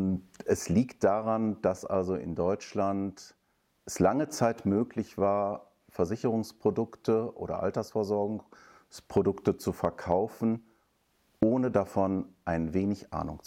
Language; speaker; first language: German; native; German